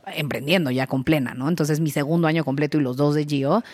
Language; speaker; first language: Spanish; native; Spanish